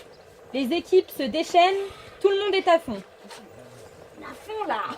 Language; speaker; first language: French; native; French